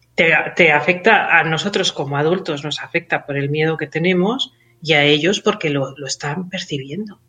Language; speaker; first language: Spanish; native; Spanish